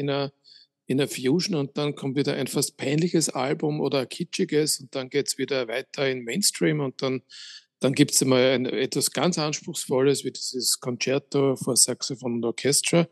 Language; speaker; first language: German; native; German